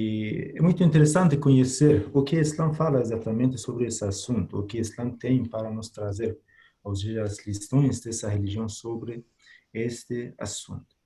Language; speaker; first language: Portuguese; non-native, fluent; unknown